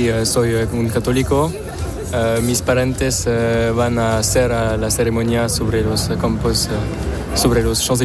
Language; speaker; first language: Spanish; non-native, learner; French